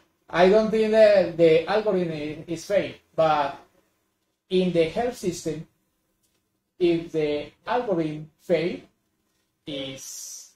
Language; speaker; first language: English; non-native, learner; Spanish